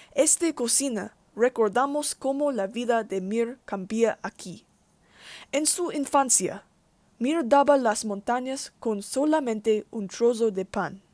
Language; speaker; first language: Spanish; non-native, learner; English